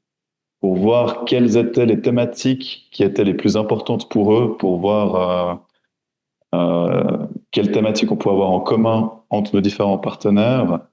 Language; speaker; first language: French; native; French